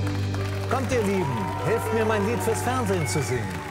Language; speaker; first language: German; native; German